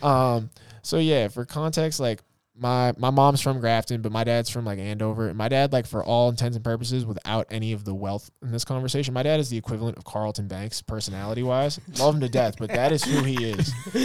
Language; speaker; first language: English; native; English